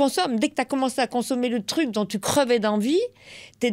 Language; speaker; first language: French; native; French